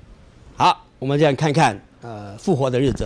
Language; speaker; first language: Chinese; native; Chinese